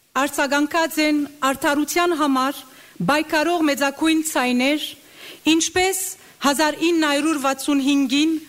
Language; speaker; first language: Armenian; early bilingual, heritage; Armenian